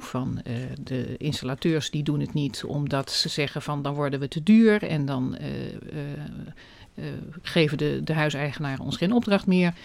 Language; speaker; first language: Dutch; native; Dutch